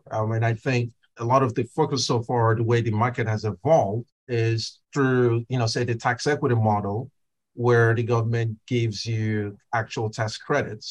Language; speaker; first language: English; non-native, local second language; Igbo